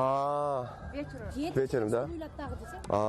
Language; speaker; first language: Russian; non-native, learner; Korean